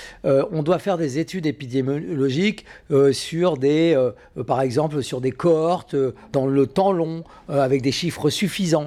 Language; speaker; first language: French; native; French